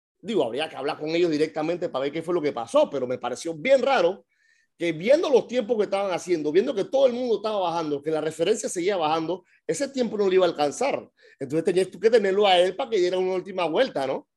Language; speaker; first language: Spanish; native; Spanish